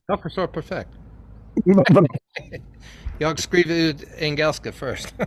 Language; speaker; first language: Swedish; non-native, learner; English